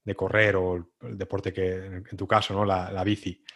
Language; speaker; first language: Spanish; native; Spanish